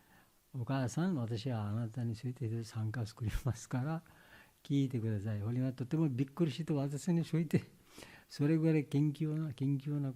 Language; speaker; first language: Japanese; non-native, learner; Bangla